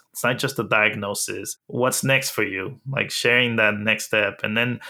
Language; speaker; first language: English; early bilingual, other home language; Spanish